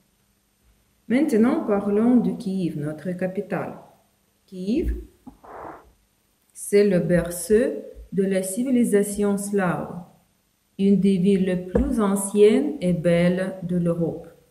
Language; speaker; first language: French; non-native, fluent; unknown